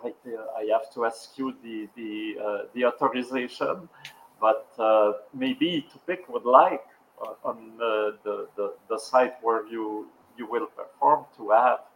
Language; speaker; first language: English; non-native, local second language; French